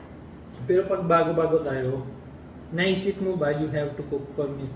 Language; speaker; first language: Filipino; non-native, learner; Punjabi